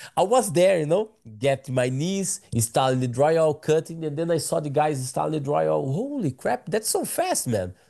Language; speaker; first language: English; non-native, learner; Portuguese